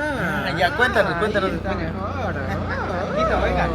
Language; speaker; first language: Spanish; native; Spanish